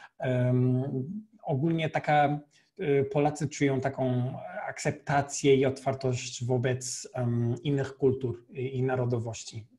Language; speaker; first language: Polish; non-native, fluent; Portuguese